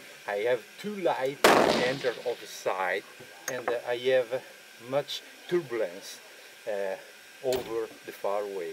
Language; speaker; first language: English; non-native, learner; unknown